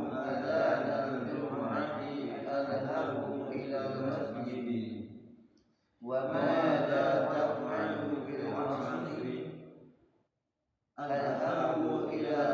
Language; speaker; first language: Arabic; non-native, learner; Indonesian